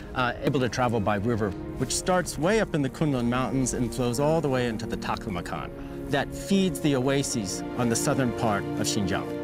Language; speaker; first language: English; native; English